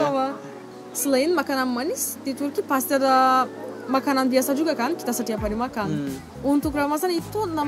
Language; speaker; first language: Indonesian; non-native, fluent; Turkish